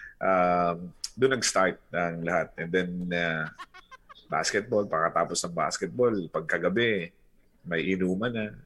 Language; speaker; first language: Filipino; non-native, local second language; Bikol